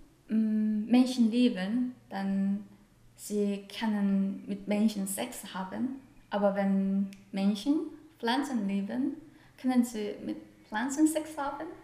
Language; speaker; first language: German; non-native, fluent; Korean